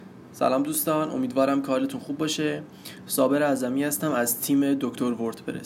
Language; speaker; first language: Persian; native; Persian